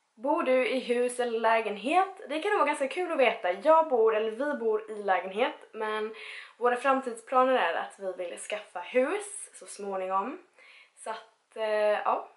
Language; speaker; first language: Swedish; early bilingual, other home language; Spanish